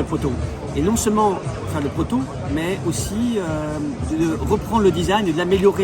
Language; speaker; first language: French; native; French